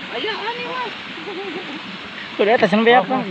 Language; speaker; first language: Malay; non-native, local second language; Sundanese